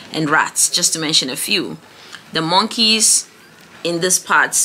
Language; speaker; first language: English; non-native, local second language; Ewe